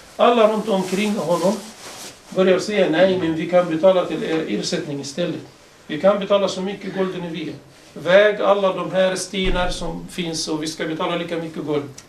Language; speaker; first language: Swedish; non-native, fluent; Arabic